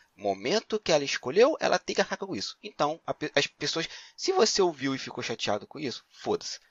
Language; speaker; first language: Portuguese; native; Portuguese